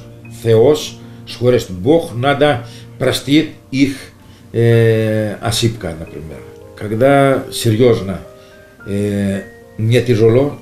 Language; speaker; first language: Russian; non-native, learner; Greek